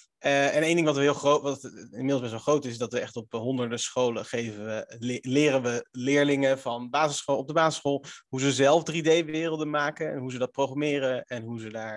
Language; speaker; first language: Dutch; native; Dutch